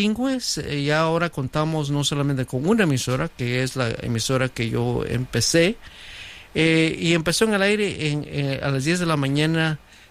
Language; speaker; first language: Spanish; native; Spanish